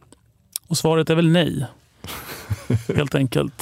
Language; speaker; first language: Swedish; native; Swedish